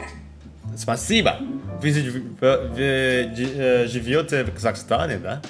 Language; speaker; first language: Russian; non-native, learner; Indonesian